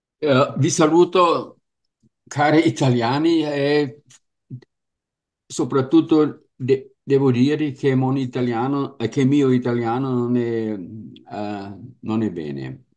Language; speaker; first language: Italian; non-native, learner; German